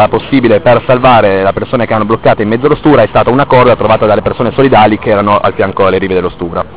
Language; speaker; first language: Italian; native; Italian